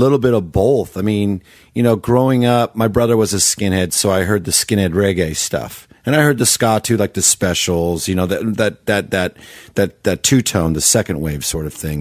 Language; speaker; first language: English; native; English